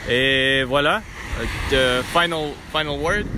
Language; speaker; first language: French; non-native, fluent; Russian